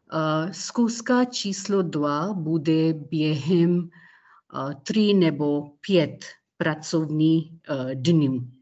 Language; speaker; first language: Czech; non-native, learner; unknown